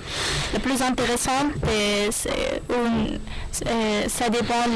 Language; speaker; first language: French; non-native, learner; Arabic